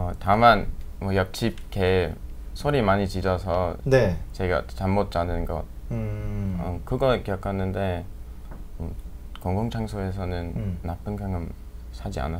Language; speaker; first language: Korean; non-native, fluent; English